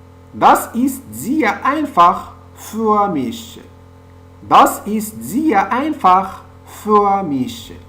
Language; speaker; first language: German; non-native, fluent; French